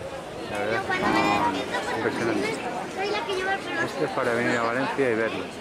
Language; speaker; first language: Spanish; native; Spanish